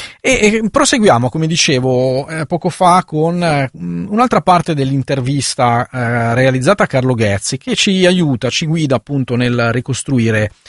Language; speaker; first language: Italian; native; Italian